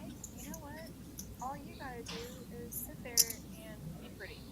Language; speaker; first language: English; native; English